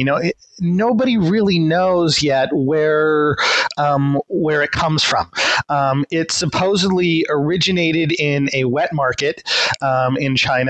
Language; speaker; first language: English; native; English